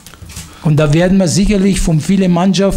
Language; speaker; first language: German; non-native, fluent; Italian